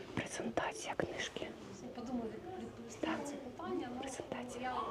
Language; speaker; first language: Ukrainian; non-native, local second language; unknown